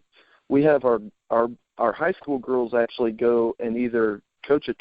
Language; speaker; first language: English; native; English